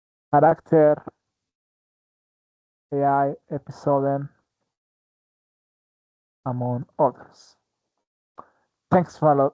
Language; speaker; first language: English; non-native, fluent; Spanish